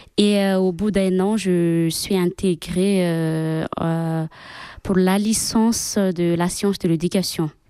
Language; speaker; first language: French; non-native, local second language; Malagasy